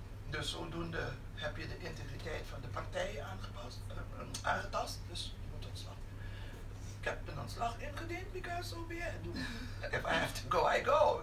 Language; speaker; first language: Dutch; non-native, local second language; Papiamento